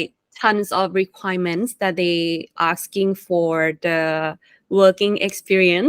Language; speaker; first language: English; non-native, fluent; Thai